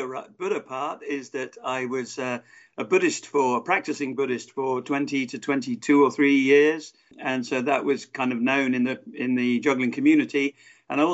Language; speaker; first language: English; native; English